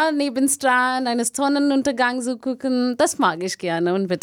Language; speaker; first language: German; non-native, learner; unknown